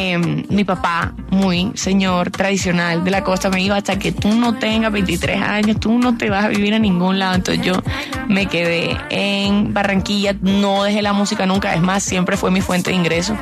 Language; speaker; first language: Spanish; native; Spanish